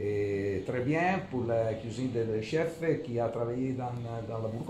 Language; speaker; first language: French; non-native, learner; Italian